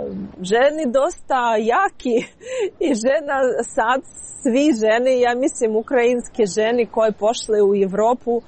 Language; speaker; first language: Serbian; non-native, learner; Ukrainian